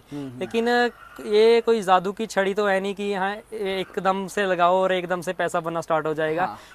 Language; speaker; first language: Hindi; native; Hindi